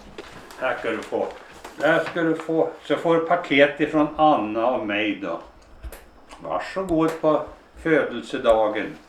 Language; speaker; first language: Swedish; native; Swedish